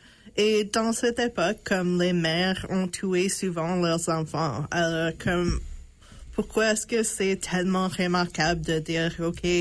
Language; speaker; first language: French; non-native, local second language; English